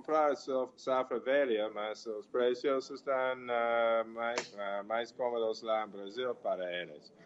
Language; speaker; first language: Portuguese; non-native, fluent; English